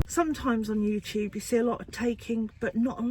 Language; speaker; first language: English; native; English